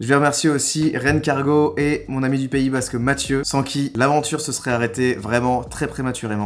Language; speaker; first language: French; native; French